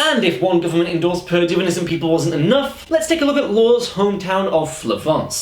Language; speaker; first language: English; native; English